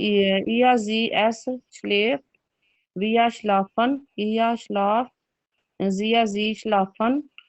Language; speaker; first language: German; non-native, learner; Urdu